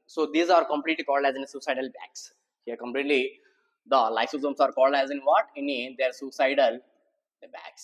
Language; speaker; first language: English; non-native, local second language; Telugu